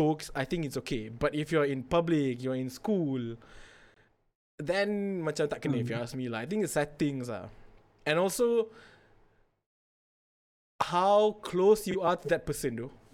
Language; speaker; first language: English; non-native, local second language; Malay